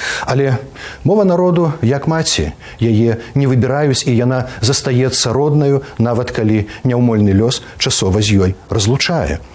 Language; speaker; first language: Belarusian; native; Belarusian